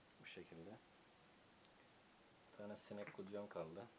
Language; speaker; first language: Turkish; native; Turkish